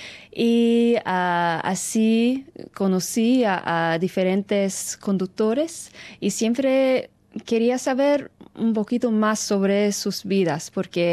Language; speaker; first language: Spanish; non-native, fluent; English